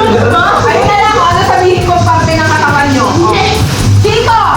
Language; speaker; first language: Filipino; native; Filipino